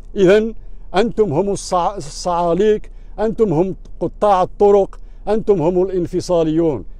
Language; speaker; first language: Arabic; non-native, local second language; Riffian